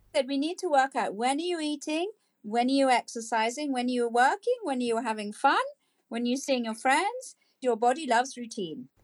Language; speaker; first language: English; native; English